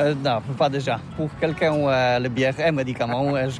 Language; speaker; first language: French; non-native, learner; Polish